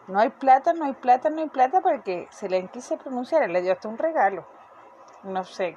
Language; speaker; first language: Portuguese; non-native, fluent; Spanish